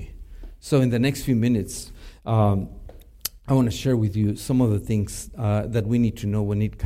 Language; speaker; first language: English; non-native, fluent; Spanish